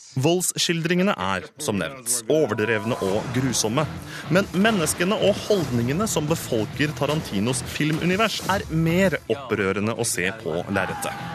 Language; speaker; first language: Norwegian; native; Norwegian